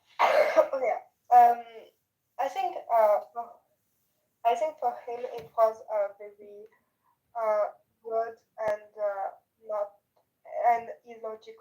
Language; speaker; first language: English; non-native, learner; French